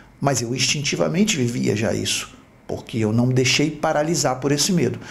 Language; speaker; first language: Portuguese; native; Portuguese